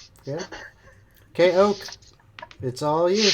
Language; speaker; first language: English; native; English